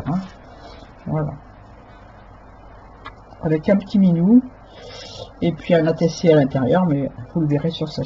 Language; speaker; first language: French; native; French